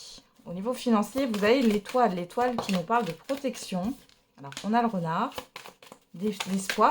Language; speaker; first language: French; native; French